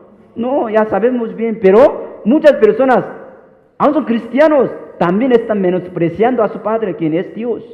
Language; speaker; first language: Spanish; non-native, fluent; Korean